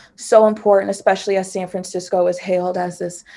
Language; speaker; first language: English; native; English